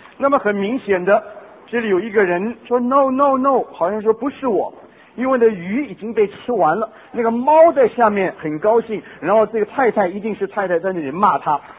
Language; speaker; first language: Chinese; non-native, local second language; Cantonese